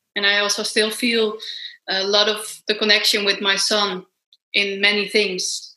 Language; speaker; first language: English; non-native, fluent; Dutch